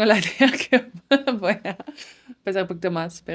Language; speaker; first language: Spanish; non-native, fluent; Dutch